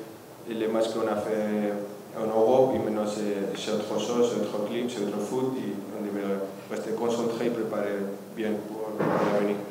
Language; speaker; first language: French; non-native, fluent; Spanish